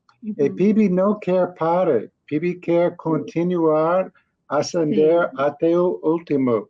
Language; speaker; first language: Portuguese; non-native, learner; English